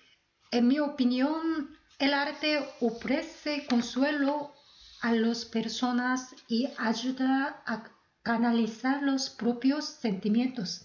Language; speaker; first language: Spanish; non-native, fluent; Korean